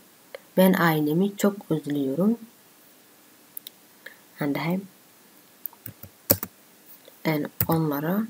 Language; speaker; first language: Turkish; non-native, learner; Somali